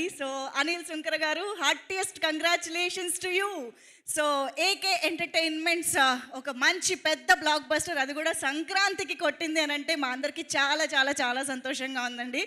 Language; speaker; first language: Telugu; native; Telugu